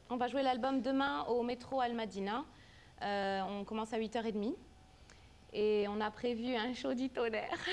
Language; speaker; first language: French; early bilingual, other home language; Arabic